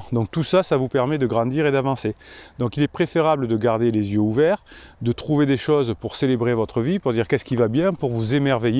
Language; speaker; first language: French; native; French